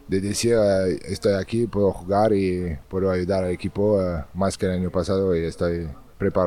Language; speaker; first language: Spanish; non-native, learner; French